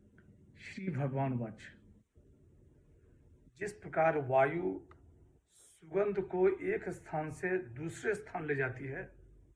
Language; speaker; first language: Hindi; native; Hindi